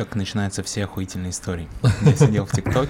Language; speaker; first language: Russian; native; Russian